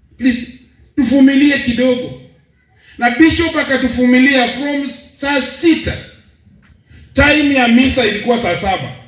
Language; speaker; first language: Swahili; native; Swahili